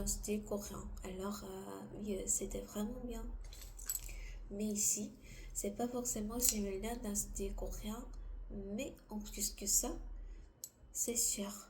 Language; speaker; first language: French; non-native, learner; Korean